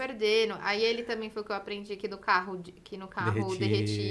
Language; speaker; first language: Portuguese; native; Portuguese